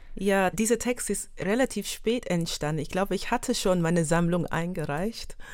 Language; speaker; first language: German; non-native, fluent; English